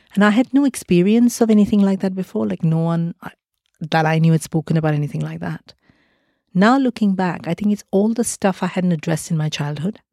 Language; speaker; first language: English; non-native, local second language; Malayalam